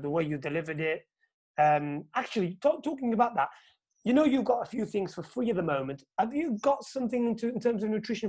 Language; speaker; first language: English; non-native, fluent; Portuguese